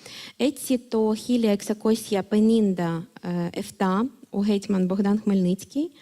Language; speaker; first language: Greek; non-native, fluent; Ukrainian